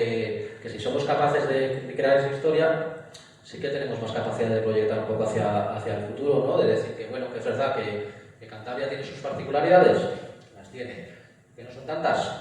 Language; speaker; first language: Spanish; native; Spanish